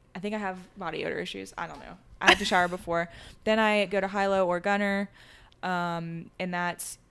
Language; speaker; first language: English; early bilingual, other home language; French